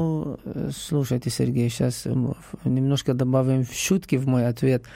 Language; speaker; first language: Russian; non-native, learner; Arabic